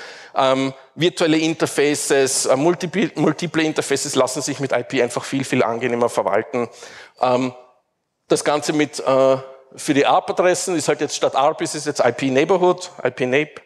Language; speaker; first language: German; native; German